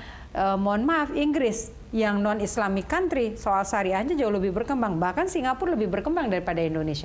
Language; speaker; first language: Indonesian; native; Indonesian